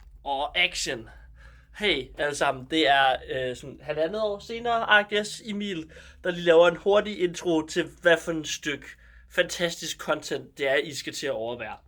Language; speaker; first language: Danish; native; Danish